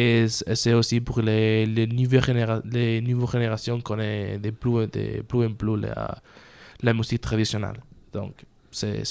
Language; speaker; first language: French; non-native, learner; Spanish